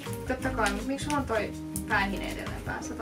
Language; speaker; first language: Finnish; native; Finnish